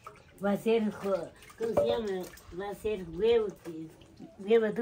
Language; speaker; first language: Spanish; non-native, local second language; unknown